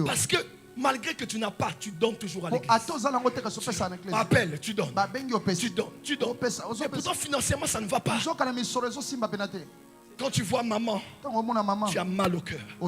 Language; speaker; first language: French; non-native, local second language; Lingala